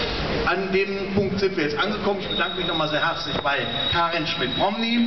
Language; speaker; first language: German; native; German